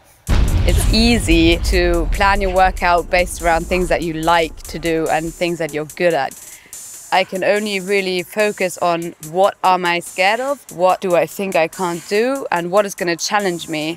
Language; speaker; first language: English; non-native, fluent; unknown